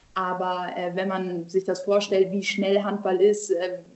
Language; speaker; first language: German; native; German